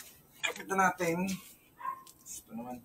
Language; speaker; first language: Filipino; native; Filipino